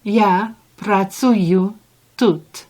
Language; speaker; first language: Ukrainian; non-native, learner; English